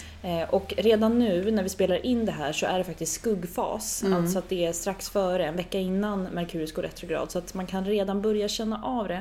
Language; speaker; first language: Swedish; native; Swedish